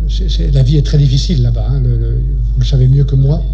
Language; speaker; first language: French; native; French